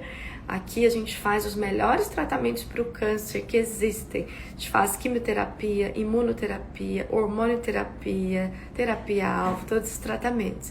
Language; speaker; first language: Portuguese; native; Portuguese